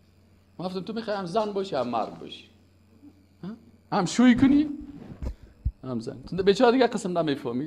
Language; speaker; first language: Persian; native; Persian